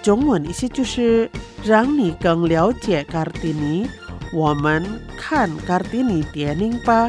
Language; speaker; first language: Chinese; non-native, fluent; Indonesian